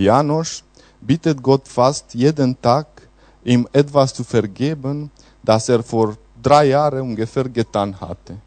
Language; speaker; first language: German; non-native, fluent; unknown